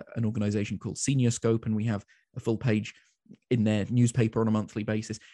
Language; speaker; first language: English; native; English